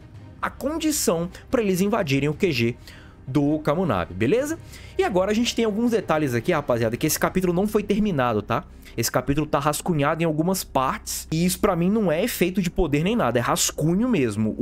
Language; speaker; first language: Portuguese; native; Portuguese